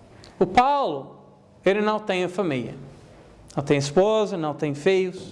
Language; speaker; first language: Portuguese; non-native, fluent; English